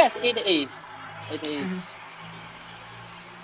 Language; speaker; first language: English; non-native, learner; Chinese